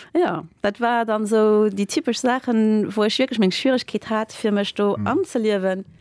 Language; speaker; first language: Luxembourgish; early bilingual, other home language; Spanish